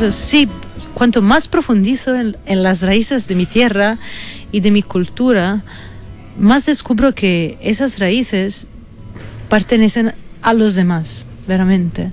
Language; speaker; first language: Spanish; non-native, fluent; Italian